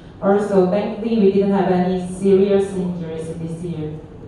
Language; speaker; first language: English; non-native, fluent; Korean